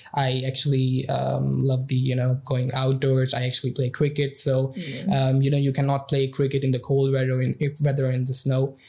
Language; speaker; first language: English; non-native, local second language; Urdu